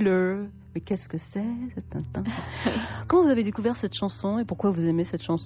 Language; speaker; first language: French; native; French